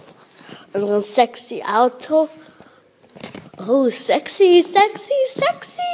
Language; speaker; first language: German; non-native, learner; French